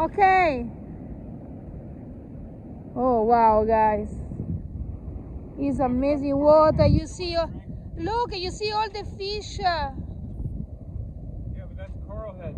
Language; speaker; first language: English; non-native, learner; Italian